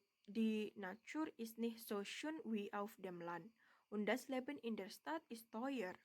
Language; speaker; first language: German; non-native, learner; Indonesian